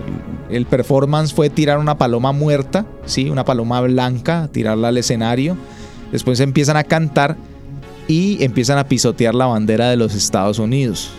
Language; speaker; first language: Spanish; native; Spanish